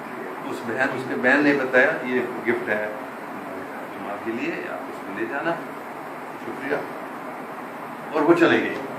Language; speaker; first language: Hindi; non-native, local second language; English